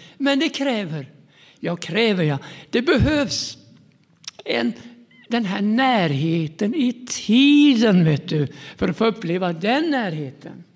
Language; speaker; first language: Swedish; native; Swedish